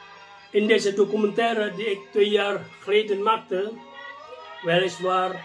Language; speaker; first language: Dutch; non-native, fluent; Indonesian